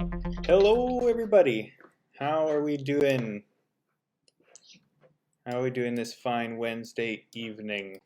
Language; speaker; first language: English; native; English